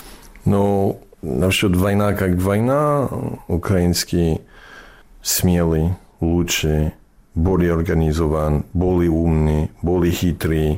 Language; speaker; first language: Russian; non-native, fluent; English